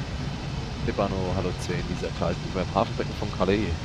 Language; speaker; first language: German; native; German